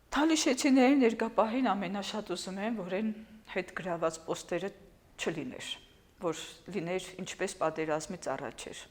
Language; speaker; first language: Armenian; native; Armenian